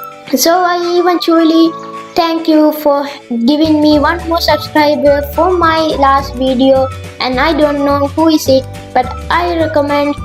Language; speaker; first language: English; non-native, local second language; Sinhala